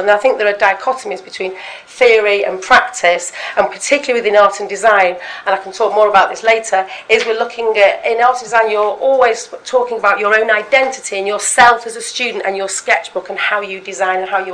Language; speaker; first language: English; native; English